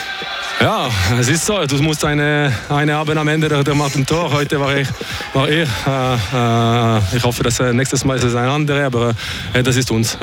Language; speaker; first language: German; non-native, local second language; French